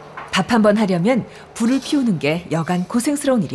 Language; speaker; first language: Korean; native; Korean